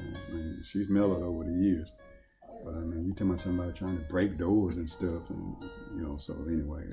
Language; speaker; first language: English; native; English